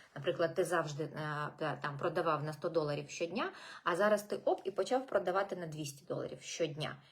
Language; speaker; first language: Ukrainian; non-native, local second language; Russian